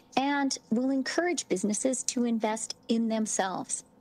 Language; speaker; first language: English; native; English